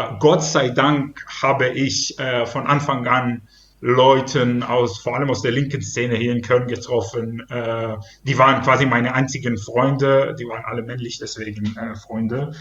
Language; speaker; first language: German; non-native, fluent; Hebrew